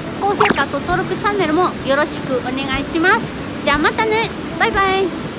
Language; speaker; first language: Japanese; non-native, learner; Spanish